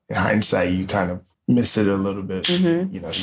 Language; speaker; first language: English; native; English